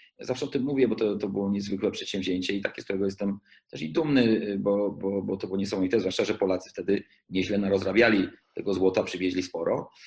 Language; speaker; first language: Polish; early bilingual, heritage; Polish